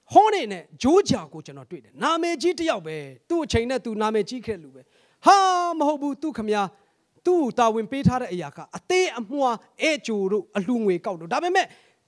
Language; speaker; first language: Burmese; non-native, local second language; Hakha Chin